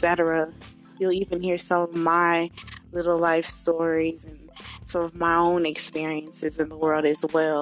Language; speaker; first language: English; native; English